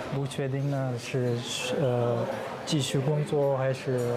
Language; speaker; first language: Chinese; non-native, learner; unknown